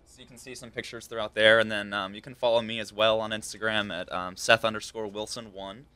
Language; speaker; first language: English; native; English